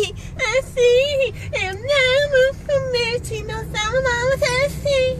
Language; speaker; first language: Portuguese; non-native, fluent; English